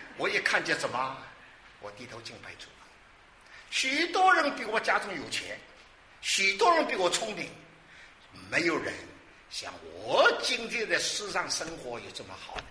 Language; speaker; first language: Chinese; non-native, local second language; Wu Chinese